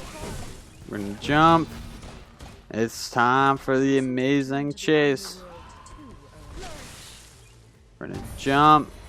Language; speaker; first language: English; native; English